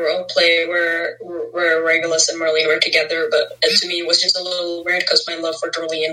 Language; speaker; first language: English; non-native, fluent; Norwegian